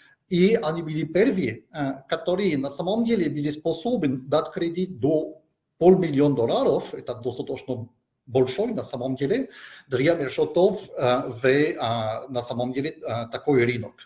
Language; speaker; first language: Russian; non-native, fluent; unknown